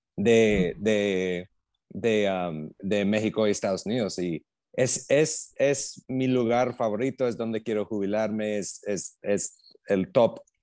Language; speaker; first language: Spanish; non-native, fluent; English